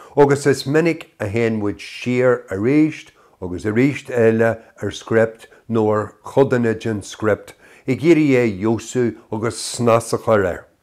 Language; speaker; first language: Irish; native; Irish